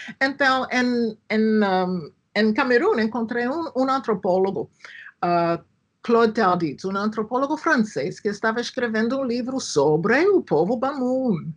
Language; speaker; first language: Portuguese; non-native, fluent; English